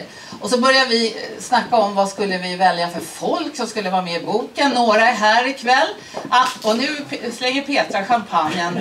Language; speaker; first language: Swedish; native; Swedish